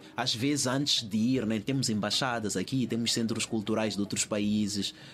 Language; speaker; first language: Portuguese; native; Portuguese